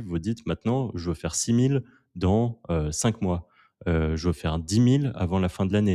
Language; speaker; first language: French; native; French